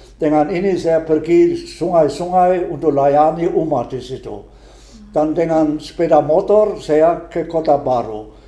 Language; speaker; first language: Indonesian; non-native, fluent; German